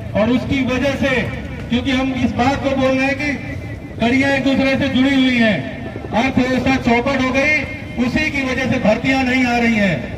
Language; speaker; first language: Hindi; native; Hindi